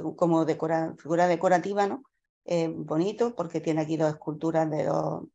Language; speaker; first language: Spanish; native; Spanish